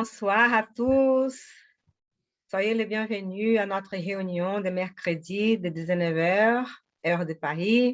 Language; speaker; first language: French; non-native, fluent; Portuguese